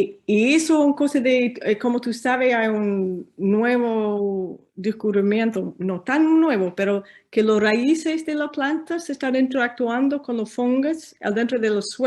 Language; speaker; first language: Spanish; non-native, learner; English